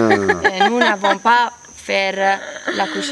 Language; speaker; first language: French; non-native, learner; Italian